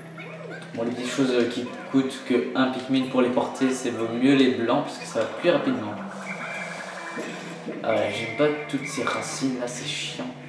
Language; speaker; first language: French; native; French